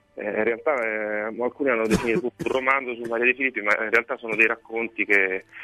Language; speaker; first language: Italian; native; Italian